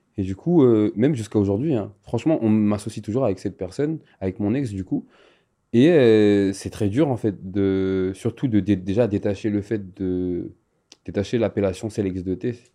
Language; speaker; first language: French; non-native, local second language; Malagasy